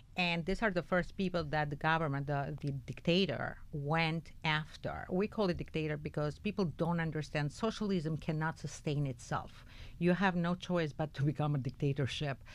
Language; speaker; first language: English; non-native, fluent; Albanian